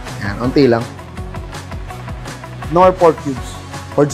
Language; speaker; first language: Filipino; native; Filipino